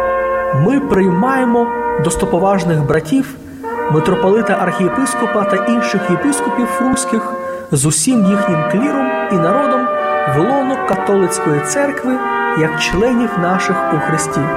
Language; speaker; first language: Ukrainian; native; Ukrainian